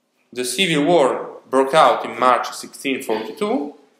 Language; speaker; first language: English; non-native, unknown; Italian